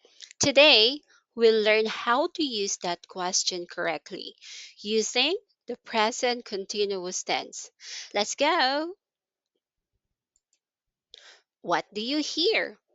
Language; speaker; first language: English; non-native, local second language; Filipino